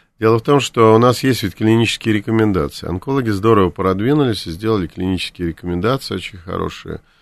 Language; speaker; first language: Russian; native; Russian